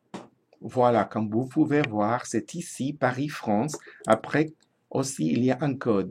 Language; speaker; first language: French; non-native, fluent; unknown